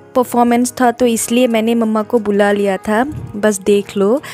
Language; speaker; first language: Hindi; non-native, local second language; Assamese